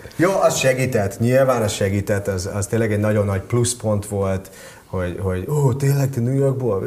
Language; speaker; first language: Hungarian; early bilingual, heritage; Hungarian